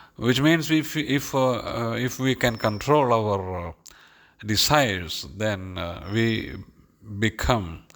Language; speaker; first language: English; non-native, local second language; Malayalam